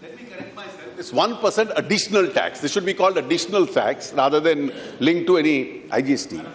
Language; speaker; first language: English; non-native, local second language; Hindi